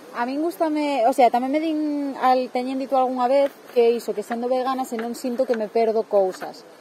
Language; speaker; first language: Galician; native; Galician